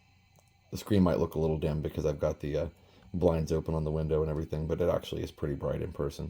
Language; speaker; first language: English; native; English